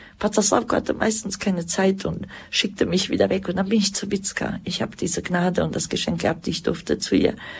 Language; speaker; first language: German; early bilingual, other home language; Croatian